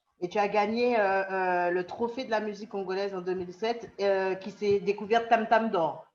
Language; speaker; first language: French; native; French